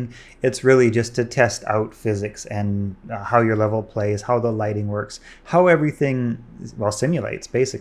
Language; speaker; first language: English; native; English